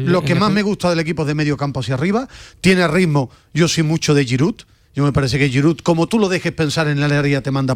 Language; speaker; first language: Spanish; native; Spanish